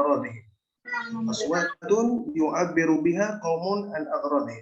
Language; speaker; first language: Arabic; non-native, fluent; Indonesian